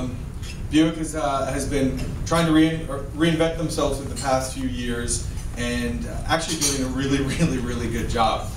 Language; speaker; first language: English; native; English